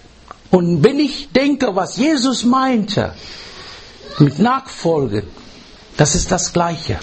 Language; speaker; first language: German; non-native, learner; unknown